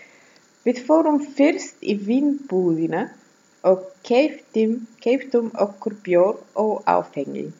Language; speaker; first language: Icelandic; non-native, learner; German